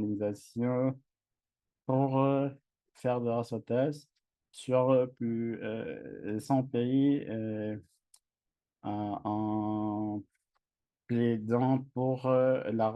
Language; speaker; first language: French; non-native, fluent; English